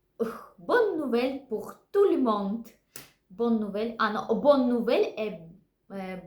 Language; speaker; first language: French; non-native, learner; Russian